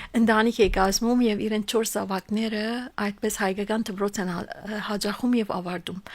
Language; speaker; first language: Armenian; early bilingual, heritage; Armenian